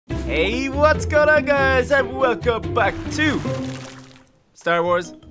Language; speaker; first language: English; native; English